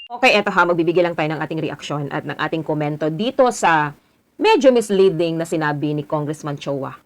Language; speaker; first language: Filipino; native; Filipino